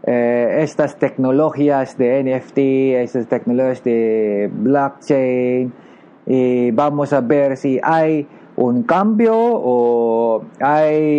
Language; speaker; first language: Spanish; non-native, learner; Filipino